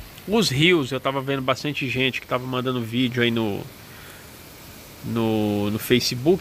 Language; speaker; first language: Portuguese; native; Portuguese